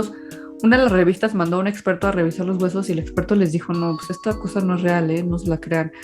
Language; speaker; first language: Spanish; native; Spanish